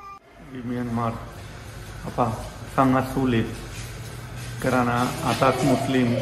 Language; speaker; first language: Indonesian; non-native, learner; Rohingya